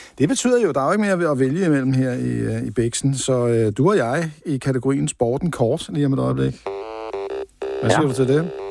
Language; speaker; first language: Danish; native; Danish